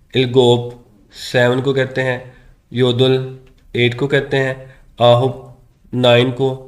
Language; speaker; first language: Urdu; non-native, local second language; Punjabi